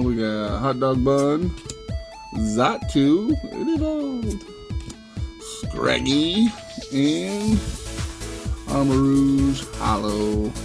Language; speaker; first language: English; native; English